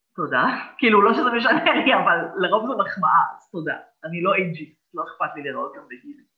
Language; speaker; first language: Hebrew; native; Hebrew